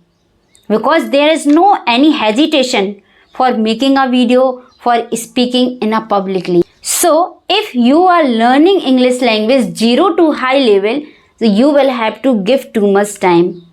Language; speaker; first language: English; non-native, learner; Hindi